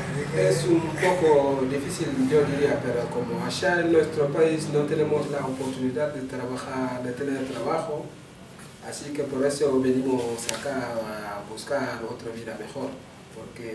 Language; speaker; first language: Spanish; non-native, local second language; Wolof